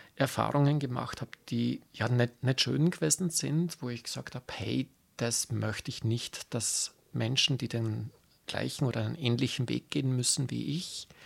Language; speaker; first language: German; native; German